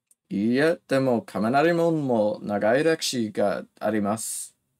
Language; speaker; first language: Japanese; non-native, learner; English